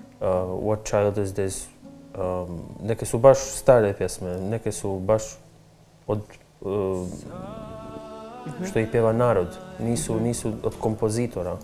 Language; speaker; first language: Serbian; non-native, local second language; Albanian